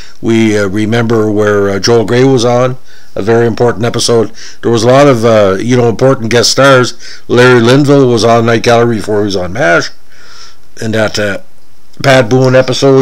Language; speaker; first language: English; native; English